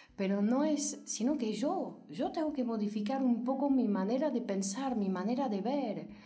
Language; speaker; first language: Spanish; non-native, fluent; French